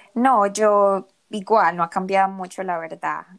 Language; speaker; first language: Spanish; native; Spanish